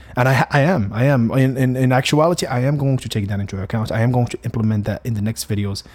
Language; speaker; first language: English; non-native, fluent; Arabic